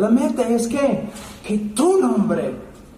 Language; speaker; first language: Spanish; non-native, fluent; English